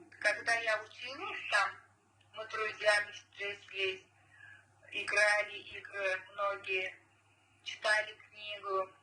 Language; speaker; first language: Russian; non-native, local second language; Azerbaijani